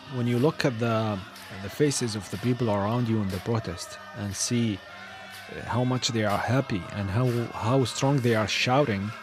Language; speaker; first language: English; non-native, fluent; Arabic